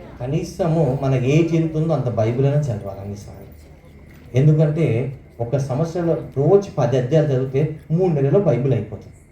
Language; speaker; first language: Telugu; non-native, local second language; Marathi